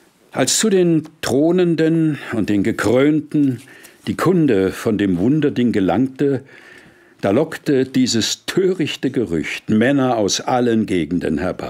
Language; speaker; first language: German; native; German